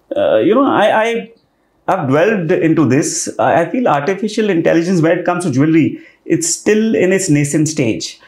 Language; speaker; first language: English; non-native, local second language; Hindi